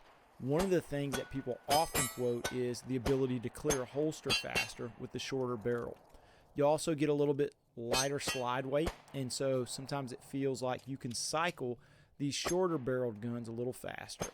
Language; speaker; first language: English; native; English